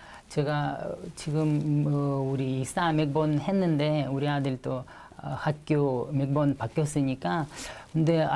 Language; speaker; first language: Korean; non-native, learner; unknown